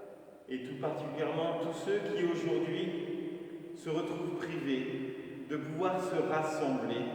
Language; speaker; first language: French; native; French